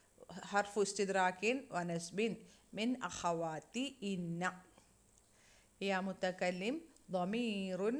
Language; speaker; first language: Arabic; non-native, fluent; Malayalam